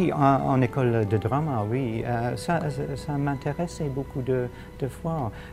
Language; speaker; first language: French; non-native, fluent; English